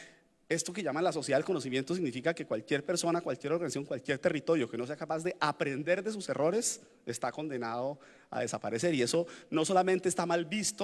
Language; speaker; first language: Spanish; native; Spanish